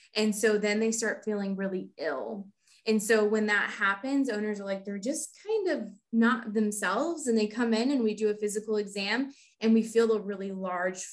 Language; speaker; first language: English; native; English